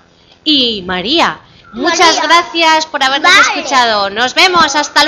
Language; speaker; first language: Spanish; native; Spanish